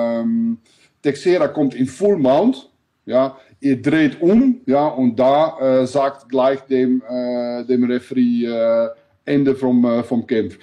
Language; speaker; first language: German; non-native, learner; Dutch